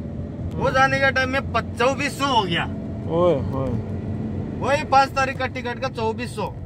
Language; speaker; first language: Hindi; non-native, learner; Nepali